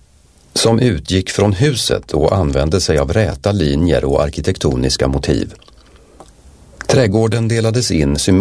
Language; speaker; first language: Swedish; native; Swedish